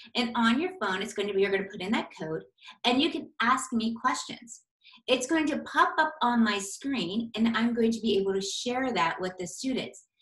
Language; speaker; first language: English; native; English